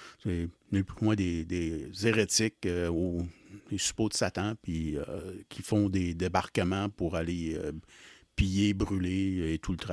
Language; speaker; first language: French; native; French